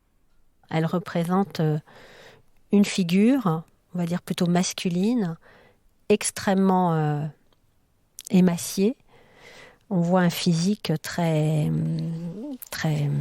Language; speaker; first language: French; native; French